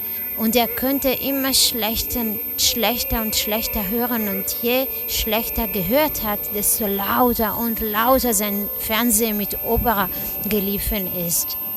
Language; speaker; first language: German; non-native, learner; Italian